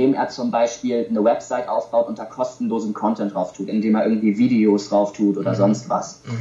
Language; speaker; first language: German; native; German